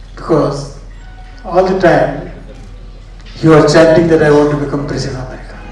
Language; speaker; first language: English; non-native, local second language; Marathi